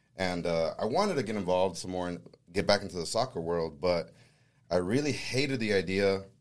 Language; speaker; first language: English; native; English